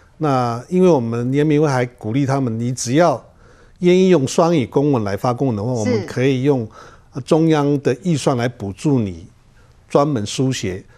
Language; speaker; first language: Chinese; non-native, local second language; Amis